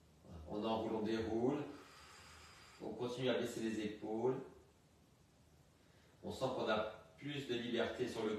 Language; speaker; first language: French; native; French